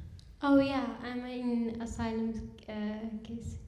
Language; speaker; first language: English; non-native, learner; Kurdish